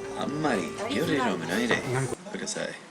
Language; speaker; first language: Japanese; non-native, learner; English